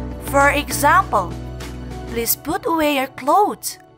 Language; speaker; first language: English; non-native, fluent; Indonesian